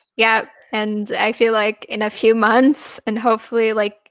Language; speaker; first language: English; non-native, fluent; Punjabi